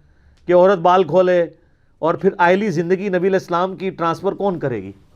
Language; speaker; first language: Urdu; non-native, local second language; Punjabi